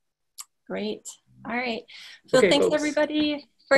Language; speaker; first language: English; native; English